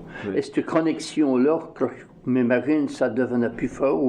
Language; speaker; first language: French; native; French